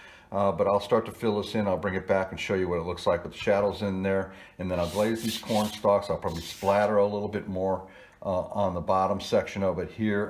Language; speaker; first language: English; native; English